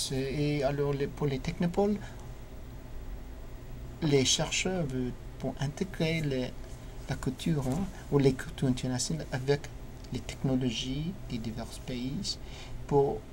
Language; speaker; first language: French; non-native, learner; English